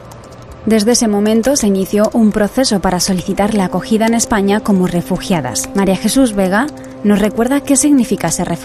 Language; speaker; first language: Spanish; native; Spanish